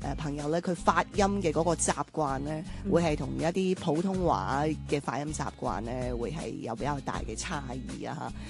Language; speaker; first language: Cantonese; native; Cantonese